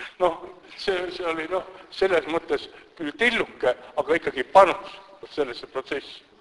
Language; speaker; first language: Estonian; non-native, local second language; Russian